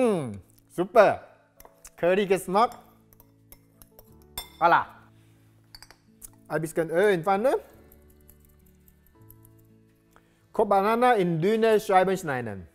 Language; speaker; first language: German; non-native, learner; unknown